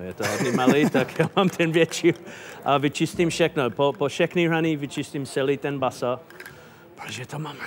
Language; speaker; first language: Czech; non-native, fluent; English